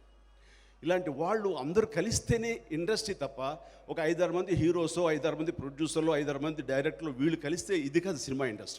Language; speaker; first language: Telugu; native; Telugu